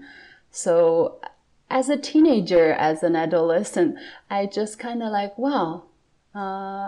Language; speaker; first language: English; non-native, fluent; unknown